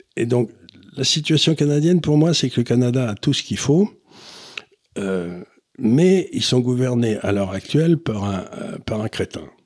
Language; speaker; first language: French; native; French